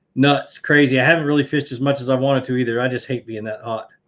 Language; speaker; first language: English; native; English